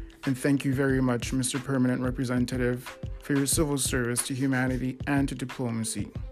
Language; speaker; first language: English; native; English